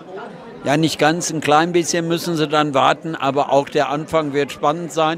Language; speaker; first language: German; native; German